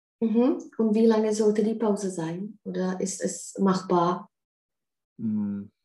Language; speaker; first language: German; non-native, fluent; Czech